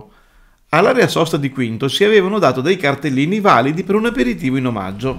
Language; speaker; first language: Italian; native; Italian